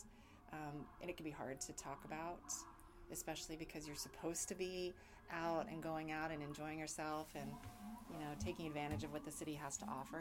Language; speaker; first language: English; native; English